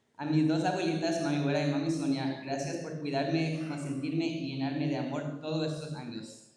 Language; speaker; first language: Spanish; early bilingual, other home language; English